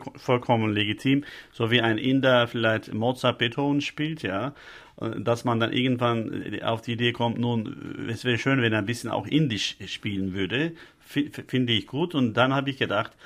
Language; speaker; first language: German; non-native, fluent; Turkish